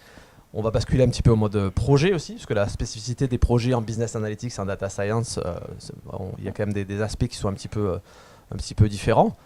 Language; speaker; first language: French; native; French